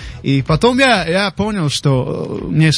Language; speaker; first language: Russian; non-native, local second language; Tajik